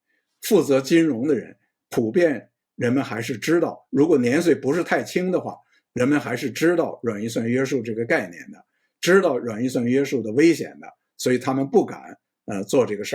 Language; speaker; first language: Chinese; native; Chinese